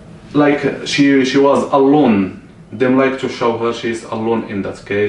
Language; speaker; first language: English; non-native, learner; Arabic